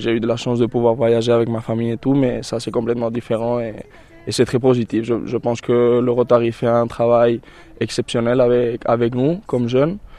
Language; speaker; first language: French; non-native, fluent; Spanish